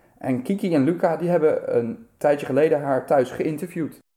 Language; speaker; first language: Dutch; native; Dutch